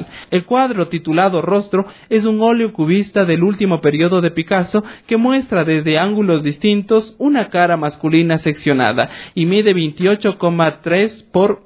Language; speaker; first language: Spanish; native; Spanish